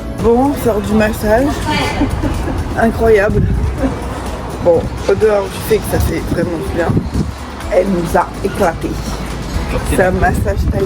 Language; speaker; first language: French; native; French